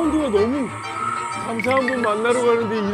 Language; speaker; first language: Korean; native; Korean